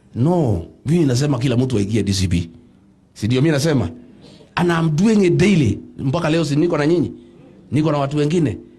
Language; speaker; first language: Swahili; non-native, local second language; Kikuyu